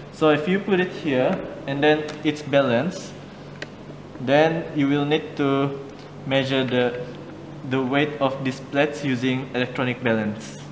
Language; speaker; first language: English; non-native, local second language; Malay